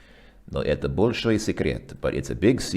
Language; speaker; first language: Russian; non-native, fluent; English